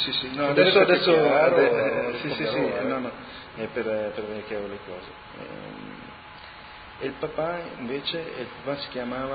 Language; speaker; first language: Italian; native; Italian